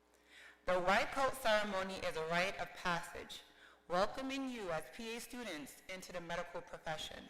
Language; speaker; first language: English; native; English